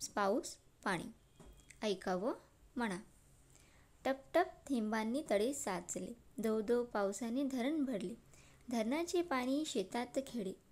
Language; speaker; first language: Marathi; non-native, local second language; Urdu